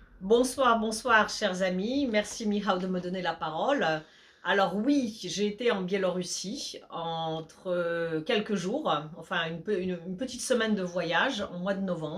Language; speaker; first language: French; early bilingual, other home language; Polish